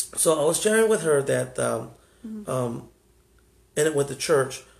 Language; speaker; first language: English; early bilingual, other home language; Spanish